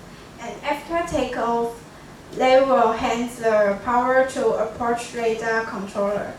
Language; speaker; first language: English; non-native, learner; Chinese